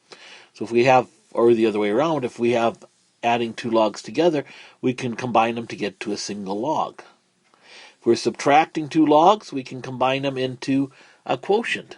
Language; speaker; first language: English; native; English